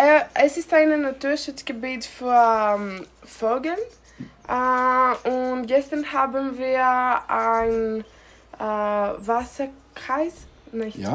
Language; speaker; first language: German; non-native, learner; Greek